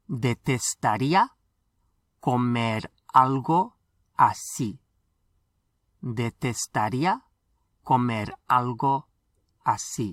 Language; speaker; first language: Spanish; non-native, fluent; English